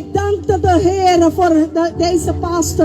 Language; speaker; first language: Dutch; non-native, local second language; Papiamento